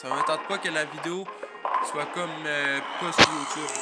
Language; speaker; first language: French; native; French